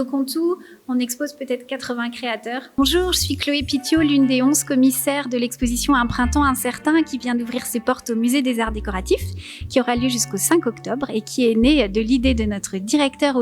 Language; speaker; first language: French; native; French